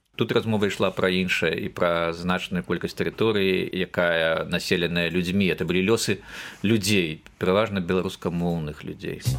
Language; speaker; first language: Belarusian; native; Belarusian